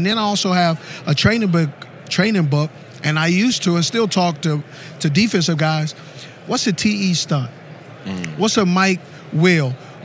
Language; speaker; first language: English; native; English